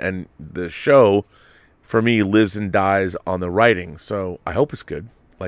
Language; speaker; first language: English; native; English